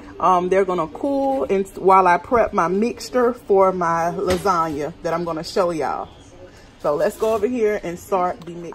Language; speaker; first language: English; native; English